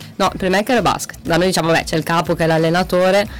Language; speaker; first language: Italian; native; Italian